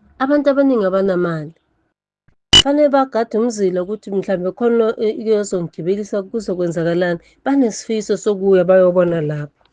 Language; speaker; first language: Zulu; native; Zulu